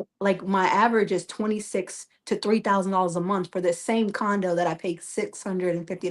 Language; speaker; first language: English; native; English